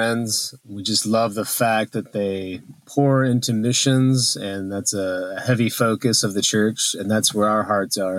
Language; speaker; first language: English; native; English